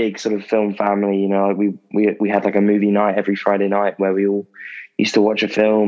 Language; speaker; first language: English; native; English